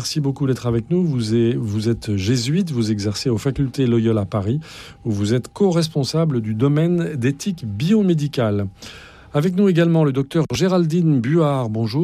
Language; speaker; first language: French; native; French